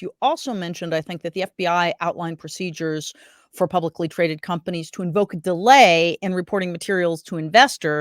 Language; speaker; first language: English; native; English